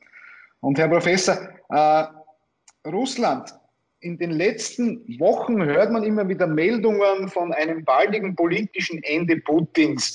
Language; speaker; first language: German; native; German